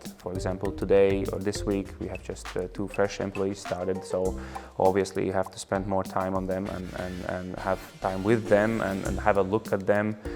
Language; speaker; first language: English; non-native, fluent; Latvian